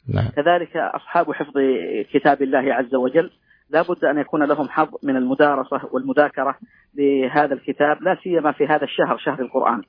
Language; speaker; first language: Arabic; native; Arabic